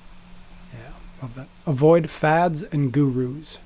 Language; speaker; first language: English; native; English